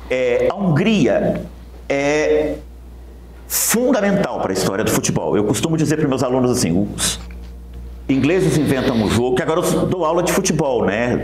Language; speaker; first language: Portuguese; native; Portuguese